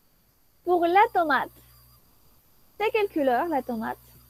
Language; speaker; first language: French; non-native, fluent; Spanish